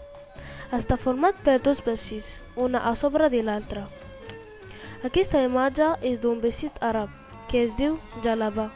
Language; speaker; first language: Catalan; early bilingual, other home language; Arabic